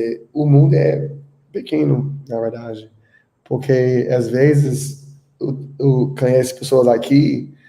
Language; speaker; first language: Portuguese; non-native, learner; English